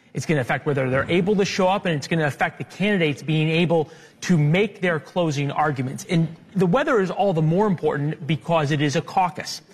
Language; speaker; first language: English; native; English